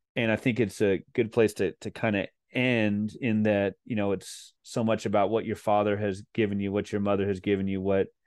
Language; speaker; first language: English; native; English